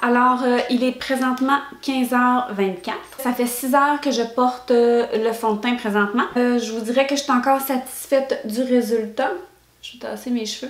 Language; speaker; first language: French; native; French